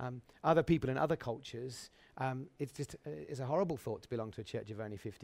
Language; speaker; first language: English; native; English